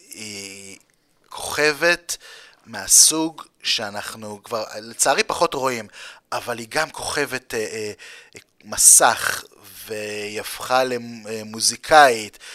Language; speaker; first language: Hebrew; native; Hebrew